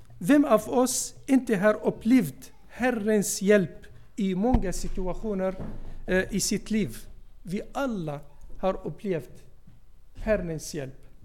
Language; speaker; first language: Swedish; non-native, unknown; Arabic